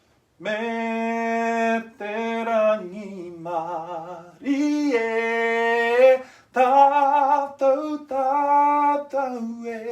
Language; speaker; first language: Māori; non-native, local second language; English